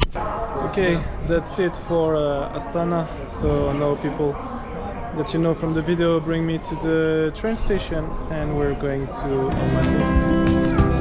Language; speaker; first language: English; non-native, fluent; French